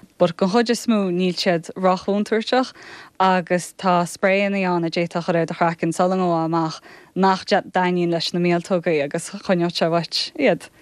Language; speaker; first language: Irish; native; Irish